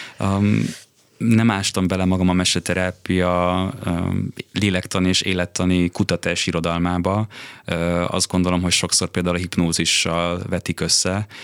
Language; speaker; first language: Hungarian; native; Hungarian